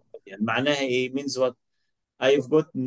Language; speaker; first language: Arabic; native; Arabic